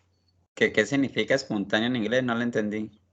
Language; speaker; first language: Spanish; native; Spanish